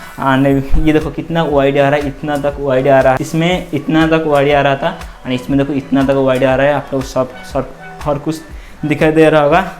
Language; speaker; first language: Hindi; non-native, local second language; Odia